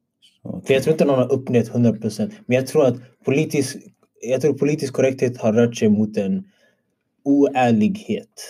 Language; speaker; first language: Swedish; early bilingual, other home language; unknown